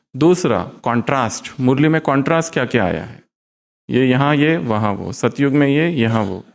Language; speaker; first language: Hindi; native; Hindi